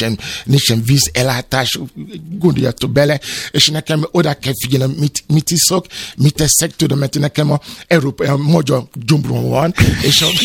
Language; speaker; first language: Hungarian; non-native, fluent; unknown